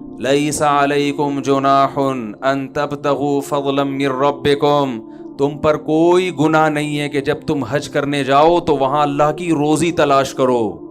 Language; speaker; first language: Urdu; native; Urdu